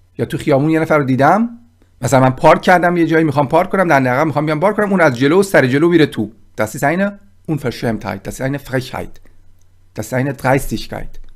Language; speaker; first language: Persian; native; Persian